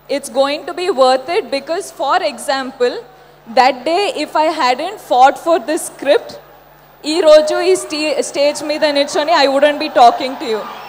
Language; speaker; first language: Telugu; non-native, fluent; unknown